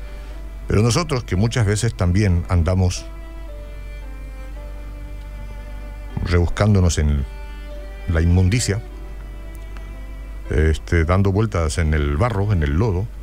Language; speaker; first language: Spanish; native; Spanish